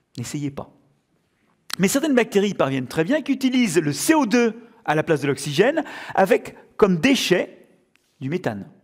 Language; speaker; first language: French; native; French